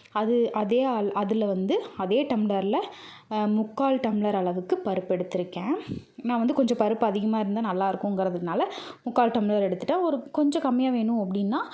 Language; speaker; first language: Tamil; native; Tamil